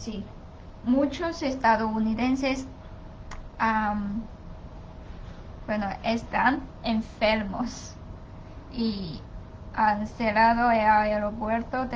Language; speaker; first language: Spanish; non-native, learner; Chinese